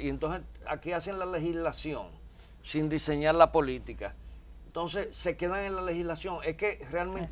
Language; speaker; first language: Spanish; native; Spanish